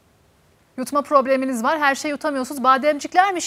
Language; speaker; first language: Turkish; native; Turkish